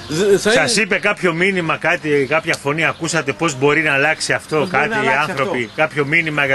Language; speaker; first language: Greek; native; Greek